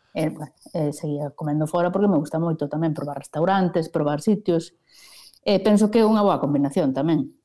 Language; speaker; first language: Galician; non-native, local second language; Spanish